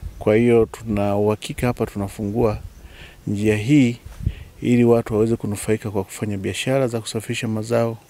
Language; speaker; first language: Swahili; native; Swahili